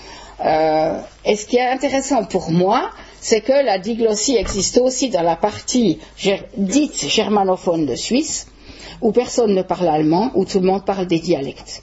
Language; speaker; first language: French; native; French